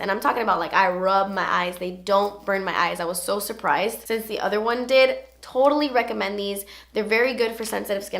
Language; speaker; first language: English; native; English